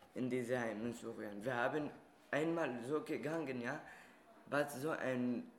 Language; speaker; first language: German; non-native, fluent; Arabic